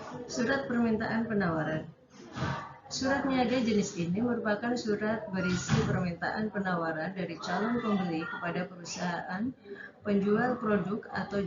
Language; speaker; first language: Indonesian; native; Indonesian